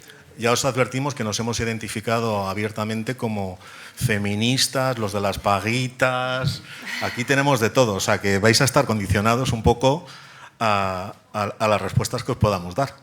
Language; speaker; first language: Spanish; native; Spanish